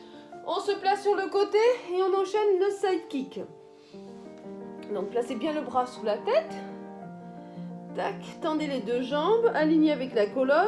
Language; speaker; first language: French; native; French